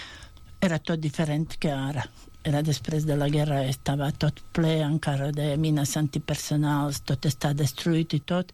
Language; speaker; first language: Catalan; non-native, fluent; Bosnian